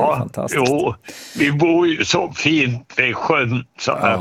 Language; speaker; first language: Swedish; native; Swedish